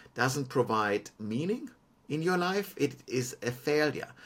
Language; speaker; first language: English; non-native, fluent; German